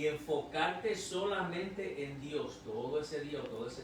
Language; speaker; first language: Spanish; native; Spanish